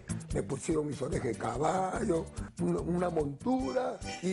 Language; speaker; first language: Spanish; native; Spanish